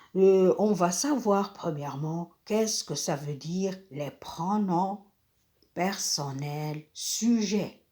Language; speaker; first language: French; non-native, local second language; Arabic